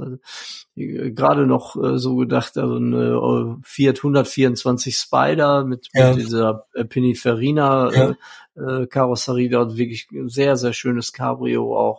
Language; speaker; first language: German; native; German